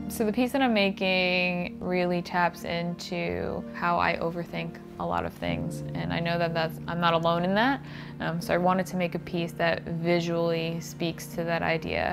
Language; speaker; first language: English; native; English